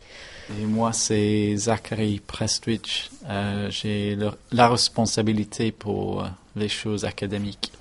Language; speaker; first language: French; non-native, fluent; English